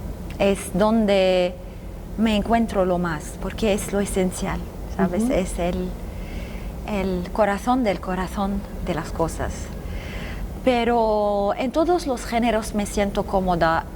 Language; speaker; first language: Spanish; non-native, fluent; Arabic